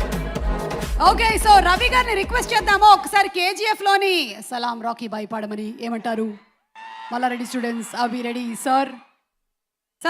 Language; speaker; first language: Telugu; native; Telugu